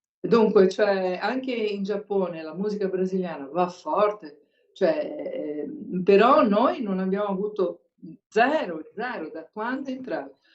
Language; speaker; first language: Italian; non-native, fluent; Portuguese